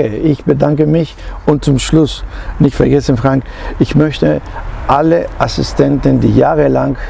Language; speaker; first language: German; non-native, fluent; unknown